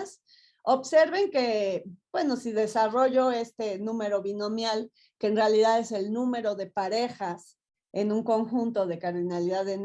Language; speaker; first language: Spanish; native; Spanish